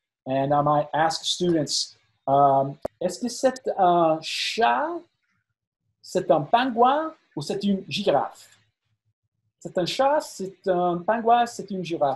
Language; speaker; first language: French; non-native, fluent; English